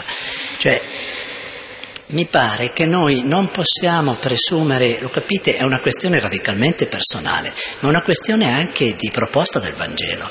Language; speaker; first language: Italian; native; Italian